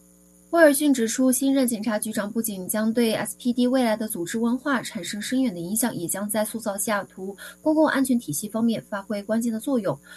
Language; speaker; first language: Chinese; native; Chinese